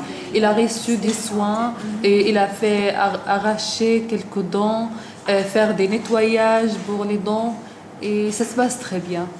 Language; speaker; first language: French; non-native, learner; Arabic